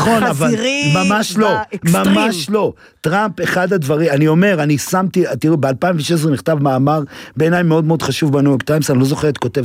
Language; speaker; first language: Hebrew; native; Hebrew